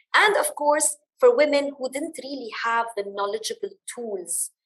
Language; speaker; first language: English; early bilingual, other home language; Arabic